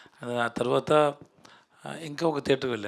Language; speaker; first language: Telugu; non-native, learner; Tamil